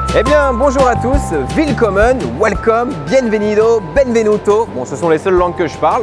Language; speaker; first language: French; native; French